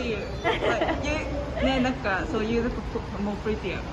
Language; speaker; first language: English; non-native, fluent; Japanese